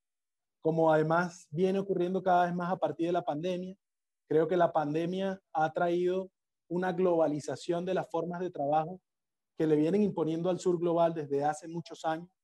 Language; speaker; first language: Spanish; native; Spanish